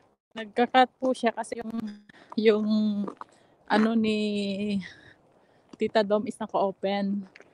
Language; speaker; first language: Filipino; native; Filipino